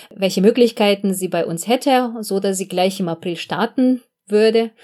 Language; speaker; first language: German; non-native, fluent; Russian